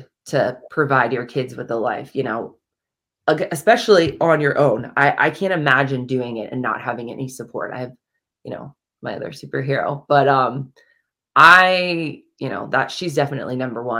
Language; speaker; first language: English; native; English